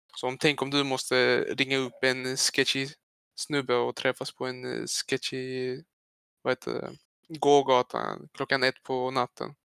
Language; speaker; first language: Swedish; early bilingual, other home language; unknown